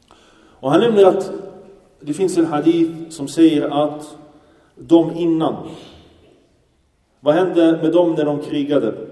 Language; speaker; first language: Swedish; early bilingual, other home language; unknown